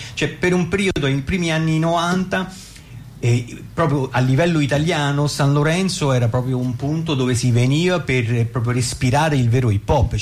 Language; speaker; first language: Italian; native; Italian